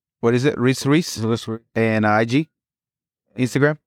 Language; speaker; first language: English; early bilingual, other home language; Spanish